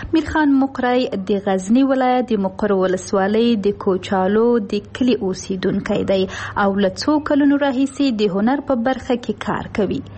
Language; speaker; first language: Pashto; native; Pashto